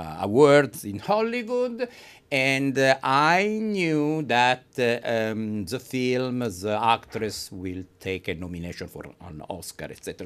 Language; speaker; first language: English; non-native, fluent; Italian